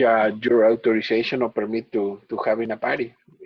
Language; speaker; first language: English; non-native, learner; Spanish